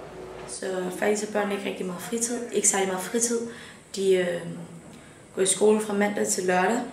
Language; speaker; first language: Danish; early bilingual, other home language; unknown